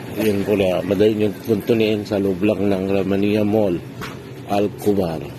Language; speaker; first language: Filipino; native; Filipino